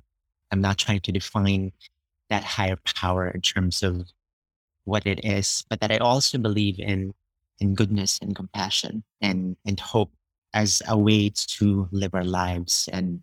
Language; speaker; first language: English; non-native, local second language; Cebuano